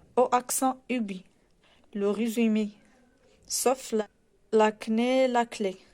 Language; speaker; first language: French; non-native, local second language; Arabic